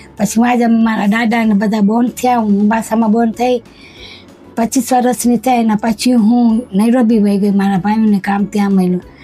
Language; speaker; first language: Gujarati; early bilingual, heritage; Gujarati